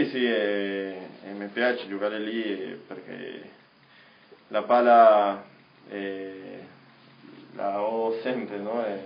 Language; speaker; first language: Italian; non-native, learner; Spanish